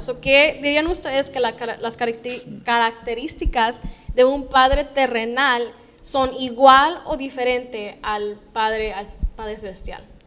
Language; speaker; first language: Spanish; early bilingual, other home language; English